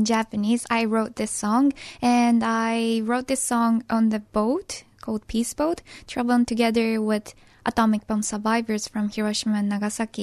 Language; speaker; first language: English; non-native, fluent; Japanese